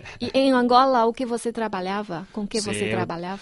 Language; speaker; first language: Portuguese; non-native, fluent; Chinese